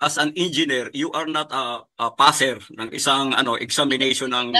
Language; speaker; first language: Filipino; native; Filipino